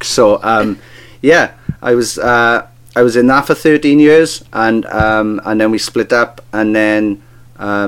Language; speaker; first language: English; native; English